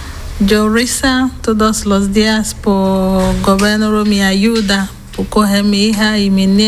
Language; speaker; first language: Spanish; non-native, learner; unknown